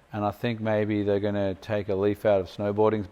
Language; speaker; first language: English; native; English